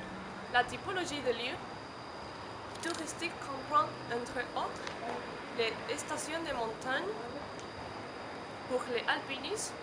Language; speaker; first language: French; non-native, learner; Spanish